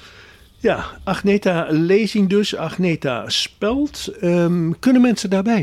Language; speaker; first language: Dutch; native; Dutch